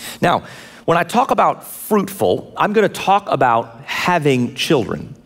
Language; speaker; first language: English; native; English